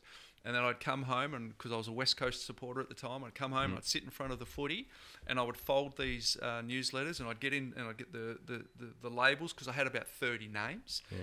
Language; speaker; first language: English; native; English